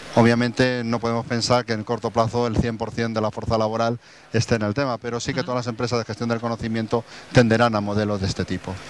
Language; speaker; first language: Spanish; native; Spanish